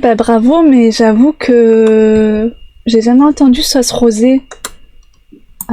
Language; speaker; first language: French; native; French